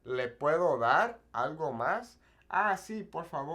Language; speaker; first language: Spanish; non-native, fluent; English